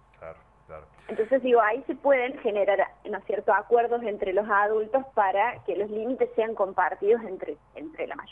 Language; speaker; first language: Spanish; native; Spanish